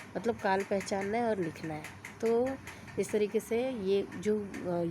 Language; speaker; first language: Hindi; non-native, local second language; Marathi